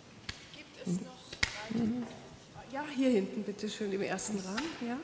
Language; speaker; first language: German; native; German